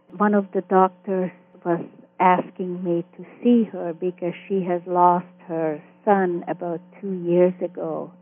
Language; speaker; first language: English; early bilingual, other home language; Hungarian